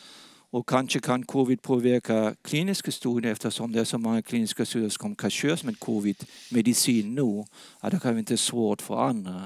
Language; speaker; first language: Swedish; non-native, fluent; Danish